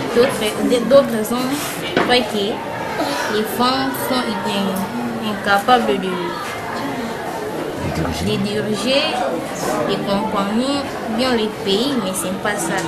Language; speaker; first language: French; non-native, local second language; Lingala